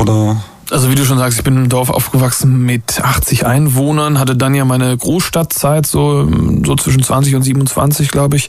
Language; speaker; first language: German; native; German